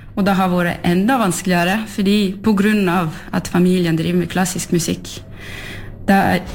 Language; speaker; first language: Norwegian; early bilingual, heritage; French